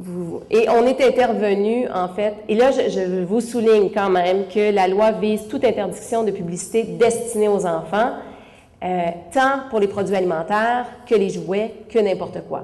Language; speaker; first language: French; native; French